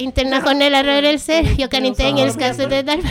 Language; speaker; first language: Swedish; non-native, fluent; Spanish